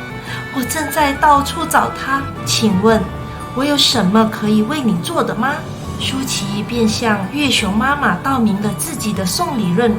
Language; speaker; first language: Chinese; native; Chinese